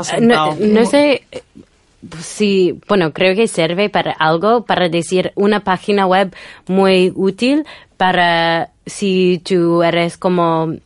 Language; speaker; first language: Spanish; non-native, fluent; English